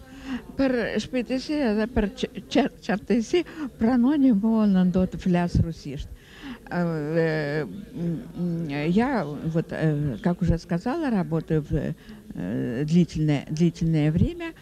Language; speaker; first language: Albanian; non-native, learner; Russian